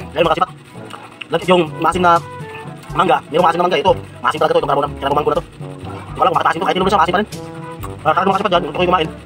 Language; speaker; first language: Filipino; non-native, local second language; Cebuano